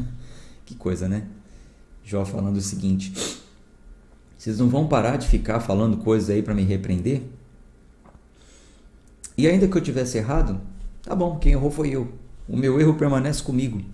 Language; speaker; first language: Portuguese; native; Portuguese